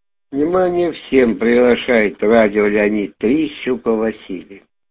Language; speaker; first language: Russian; native; Russian